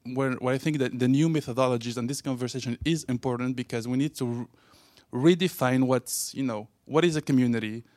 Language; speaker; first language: English; non-native, fluent; Arabic